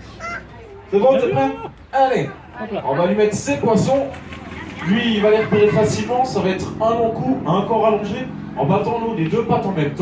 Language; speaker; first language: French; native; French